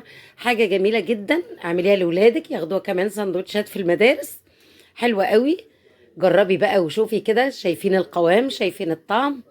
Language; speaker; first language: Arabic; native; Arabic